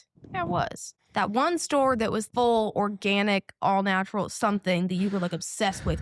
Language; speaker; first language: English; native; English